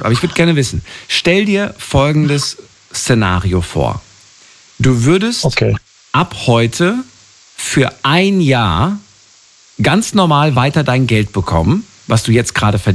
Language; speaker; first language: German; native; German